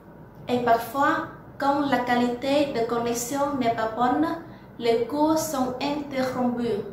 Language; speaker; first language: French; non-native, learner; Vietnamese